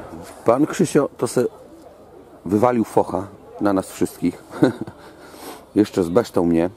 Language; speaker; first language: Polish; native; Polish